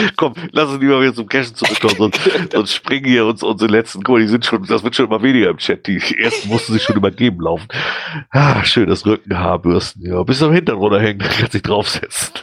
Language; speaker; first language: German; native; German